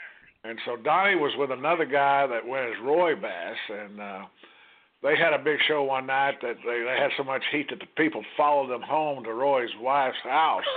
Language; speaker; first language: English; native; English